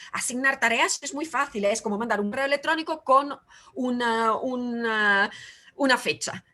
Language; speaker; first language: Spanish; non-native, fluent; Italian